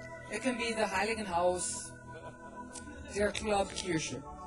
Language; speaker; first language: German; non-native, learner; English